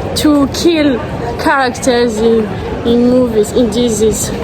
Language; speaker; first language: Turkish; non-native, learner; Arabic